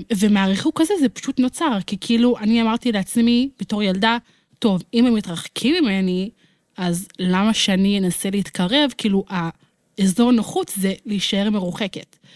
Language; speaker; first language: Hebrew; native; Hebrew